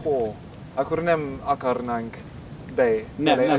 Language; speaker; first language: Hungarian; non-native, learner; English